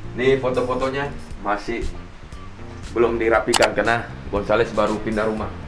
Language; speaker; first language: Indonesian; native; Indonesian